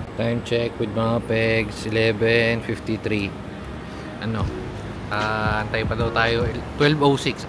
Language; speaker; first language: Filipino; native; Filipino